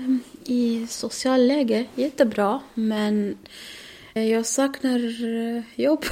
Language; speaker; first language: Swedish; non-native, learner; Arabic